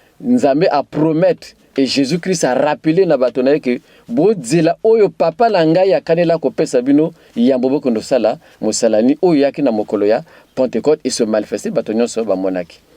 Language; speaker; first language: Lingala; non-native, local second language; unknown